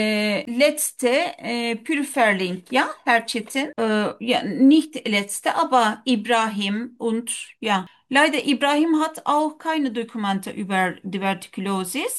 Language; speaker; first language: German; non-native, learner; Turkish